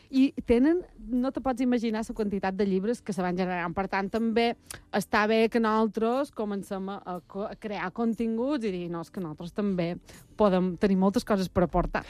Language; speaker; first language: Catalan; native; Catalan